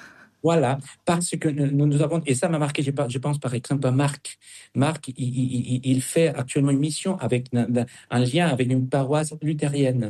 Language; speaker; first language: French; non-native, fluent; Spanish